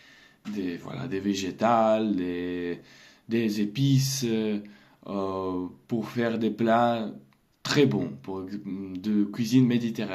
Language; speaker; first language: French; non-native, learner; Russian